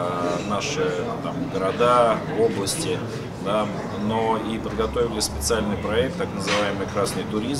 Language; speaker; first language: Russian; native; Russian